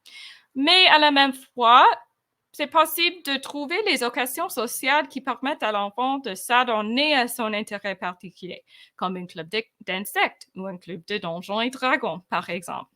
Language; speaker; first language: French; non-native, fluent; English